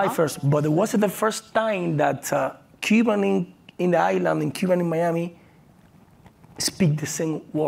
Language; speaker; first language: English; non-native, learner; Spanish